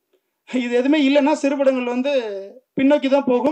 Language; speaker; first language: Tamil; native; Tamil